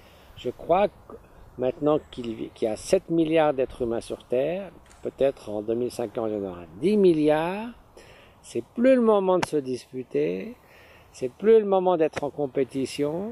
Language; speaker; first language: French; native; French